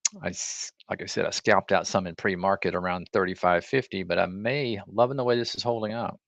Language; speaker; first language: English; native; English